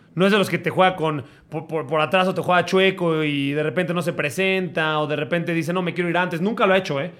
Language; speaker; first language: Spanish; native; Spanish